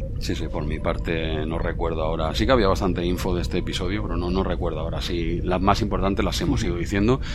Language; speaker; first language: Spanish; native; Spanish